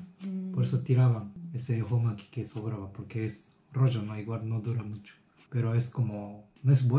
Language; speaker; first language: Spanish; non-native, learner; Japanese